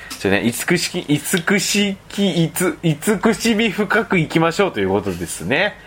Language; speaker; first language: Japanese; early bilingual, heritage; Japanese